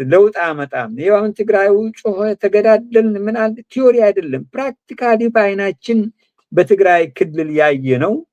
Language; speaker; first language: Amharic; non-native, local second language; Oromo